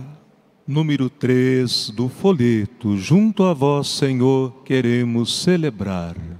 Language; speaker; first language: Portuguese; native; Portuguese